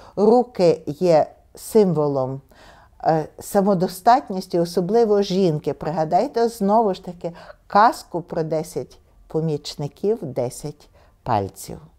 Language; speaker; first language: Ukrainian; native; Ukrainian